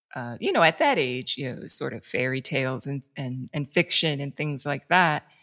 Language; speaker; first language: English; native; English